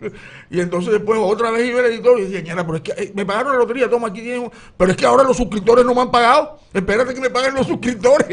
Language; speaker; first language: Spanish; native; Spanish